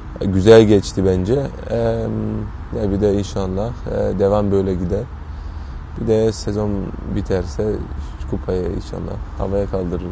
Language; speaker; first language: Turkish; early bilingual, heritage; Turkish